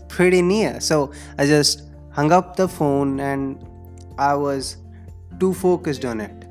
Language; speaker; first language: English; non-native, local second language; Hindi